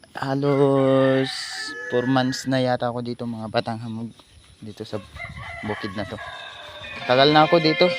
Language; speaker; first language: Filipino; non-native, local second language; Cebuano